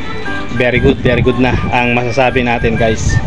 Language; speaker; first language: Filipino; native; Filipino